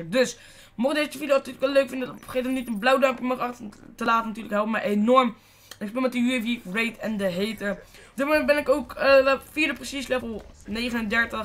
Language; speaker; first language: Dutch; native; Dutch